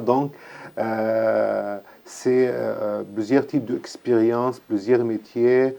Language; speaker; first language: French; non-native, learner; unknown